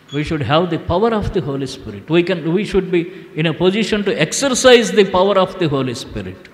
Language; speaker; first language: English; non-native, local second language; Telugu